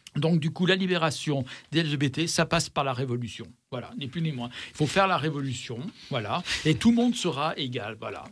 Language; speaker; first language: French; native; French